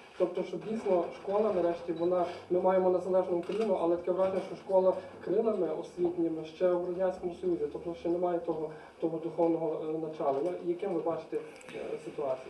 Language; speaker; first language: Ukrainian; native; Ukrainian